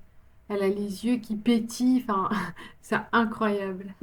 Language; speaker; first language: French; native; French